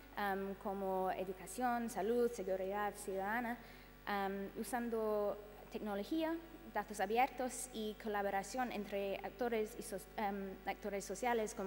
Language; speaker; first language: Spanish; non-native, fluent; English